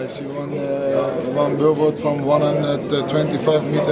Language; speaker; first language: English; non-native, learner; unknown